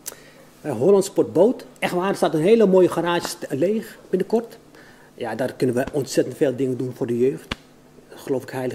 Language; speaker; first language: Dutch; native; Dutch